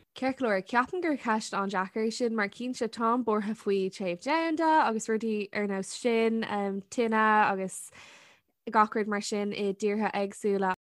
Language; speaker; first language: Irish; non-native, local second language; English